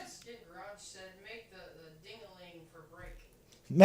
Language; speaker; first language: English; native; English